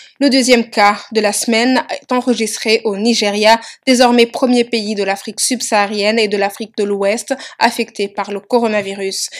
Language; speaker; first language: French; non-native, local second language; Wolof